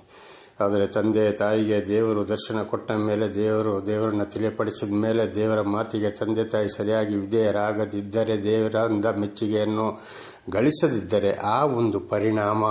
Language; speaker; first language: Kannada; native; Kannada